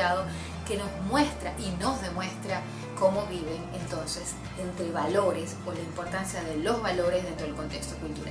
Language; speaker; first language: Spanish; native; Spanish